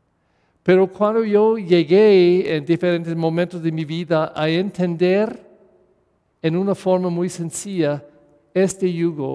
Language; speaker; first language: Spanish; non-native, fluent; English